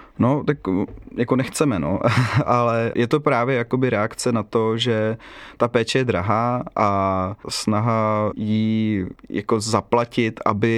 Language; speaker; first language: Czech; native; Czech